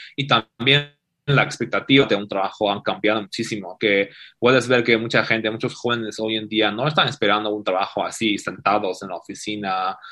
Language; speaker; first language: Spanish; non-native, fluent; Chinese